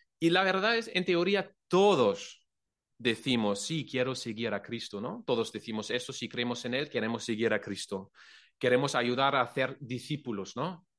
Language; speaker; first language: Spanish; non-native, fluent; German